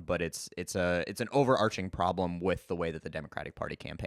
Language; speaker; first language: English; native; English